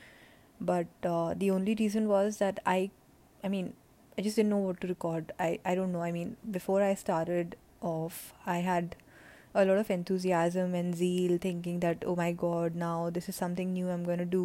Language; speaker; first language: English; non-native, local second language; Hindi